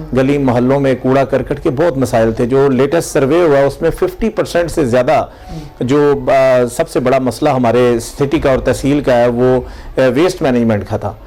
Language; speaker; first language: Urdu; non-native, local second language; Punjabi